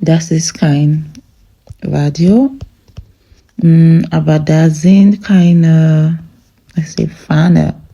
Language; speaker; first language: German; non-native, fluent; English